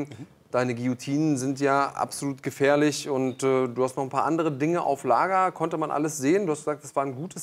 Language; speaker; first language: German; native; German